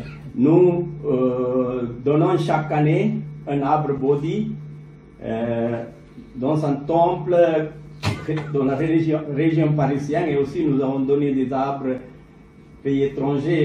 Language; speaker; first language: French; non-native, learner; Sinhala